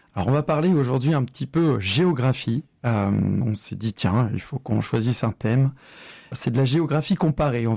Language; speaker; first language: French; native; French